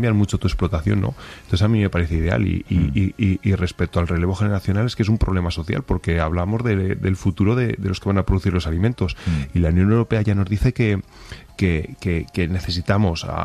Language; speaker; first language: Spanish; native; Spanish